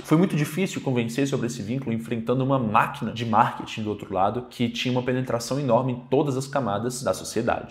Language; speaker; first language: Portuguese; native; Portuguese